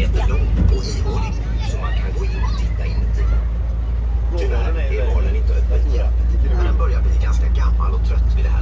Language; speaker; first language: Swedish; native; Swedish